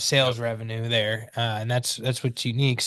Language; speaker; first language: English; native; English